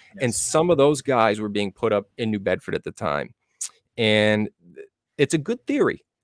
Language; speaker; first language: English; native; English